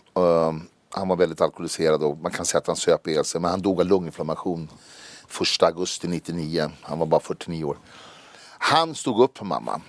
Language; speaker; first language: Swedish; native; Swedish